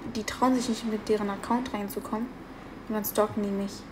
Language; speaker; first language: German; early bilingual, other home language; Italian